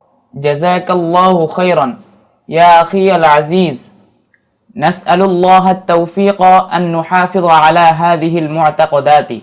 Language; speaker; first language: Arabic; non-native, learner; Bangla